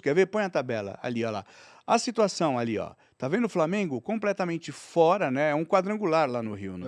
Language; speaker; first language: Portuguese; native; Portuguese